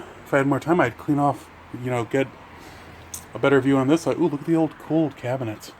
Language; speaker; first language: English; native; English